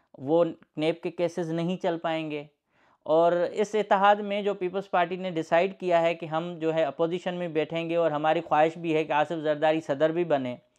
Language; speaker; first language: Urdu; non-native, local second language; Sindhi